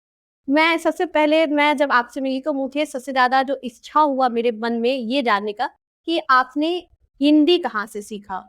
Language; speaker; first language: Hindi; native; Hindi